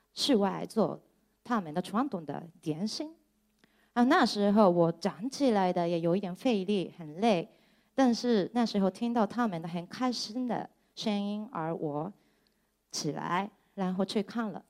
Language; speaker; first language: Chinese; non-native, fluent; Japanese